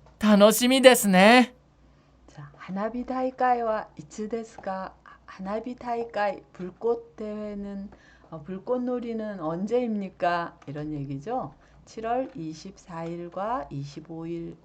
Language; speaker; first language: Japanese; non-native, fluent; Korean